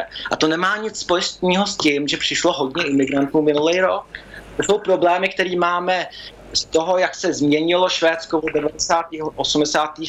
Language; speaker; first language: Czech; early bilingual, heritage; Czech